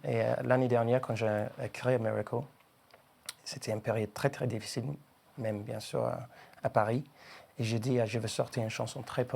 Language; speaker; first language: French; non-native, learner; English